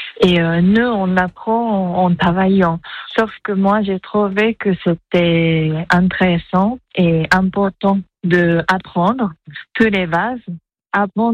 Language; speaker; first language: French; non-native, fluent; Japanese